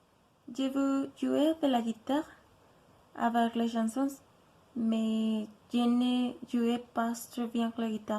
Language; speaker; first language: French; non-native, learner; Spanish